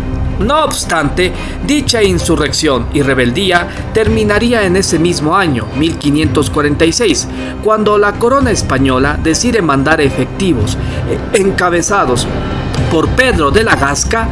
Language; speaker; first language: Spanish; native; Spanish